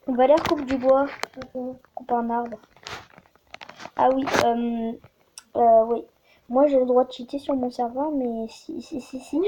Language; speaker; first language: French; native; French